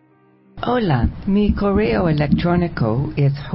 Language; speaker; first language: Spanish; non-native, learner; English